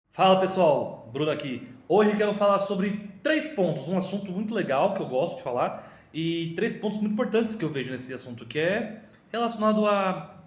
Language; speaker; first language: Portuguese; native; Portuguese